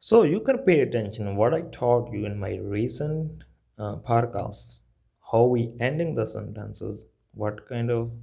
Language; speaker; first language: English; non-native, local second language; Punjabi